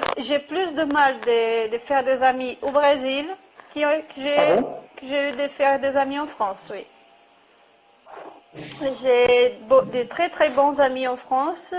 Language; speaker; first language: French; non-native, fluent; Portuguese